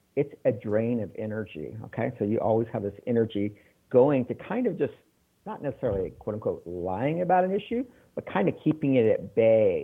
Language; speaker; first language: English; native; English